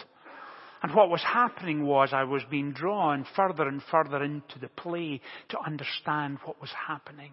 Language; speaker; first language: English; native; English